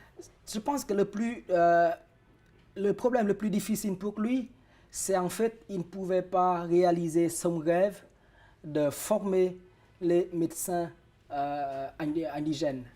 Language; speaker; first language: French; non-native, fluent; Vietnamese